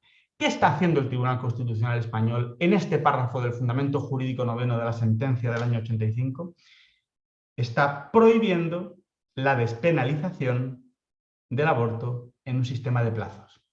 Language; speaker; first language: Spanish; native; Spanish